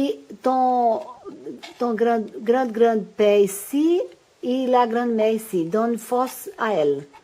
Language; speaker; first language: French; non-native, learner; Portuguese